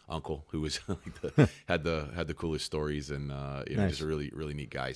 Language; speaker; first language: English; native; English